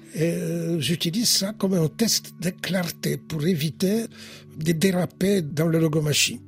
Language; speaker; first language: French; non-native, fluent; Polish